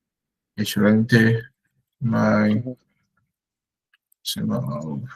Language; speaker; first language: German; non-native, fluent; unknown